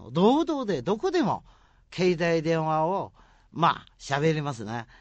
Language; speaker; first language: Japanese; non-native, fluent; Chinese